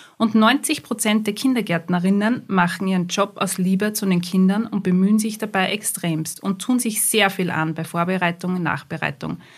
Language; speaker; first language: German; native; German